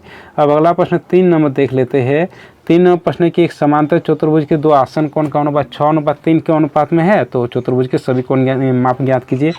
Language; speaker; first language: Hindi; native; Hindi